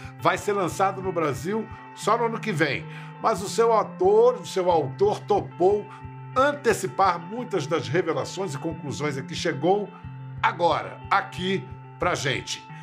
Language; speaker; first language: Portuguese; native; Portuguese